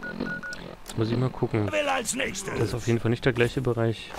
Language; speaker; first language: German; native; German